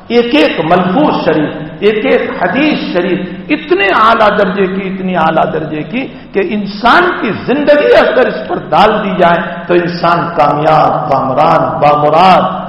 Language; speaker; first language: Urdu; non-native, local second language; Gujarati